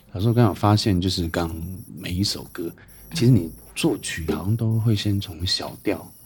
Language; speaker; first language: Chinese; native; Chinese